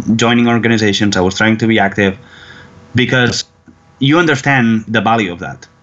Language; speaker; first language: English; non-native, fluent; Spanish